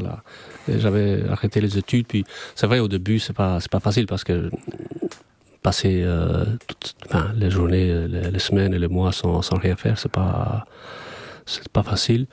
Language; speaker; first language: French; non-native, fluent; Albanian